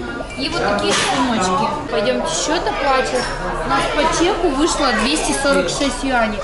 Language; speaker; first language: Russian; native; Russian